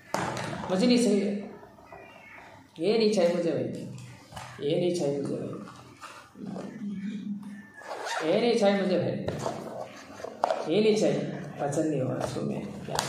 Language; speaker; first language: Hindi; non-native, local second language; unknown